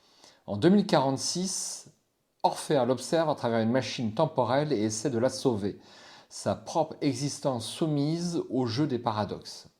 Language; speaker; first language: French; native; French